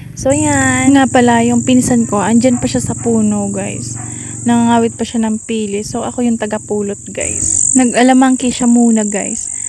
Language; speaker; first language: Filipino; non-native, local second language; Bikol